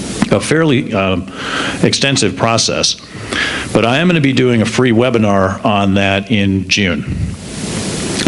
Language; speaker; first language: English; native; English